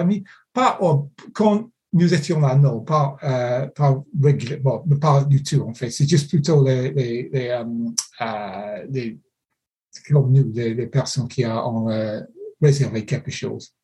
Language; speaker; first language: French; non-native, fluent; English